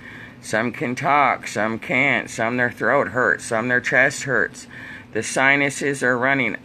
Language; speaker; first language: English; native; English